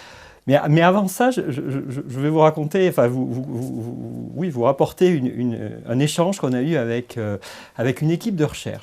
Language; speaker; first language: French; native; French